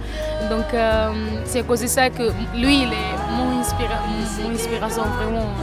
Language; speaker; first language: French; non-native, fluent; Kabuverdianu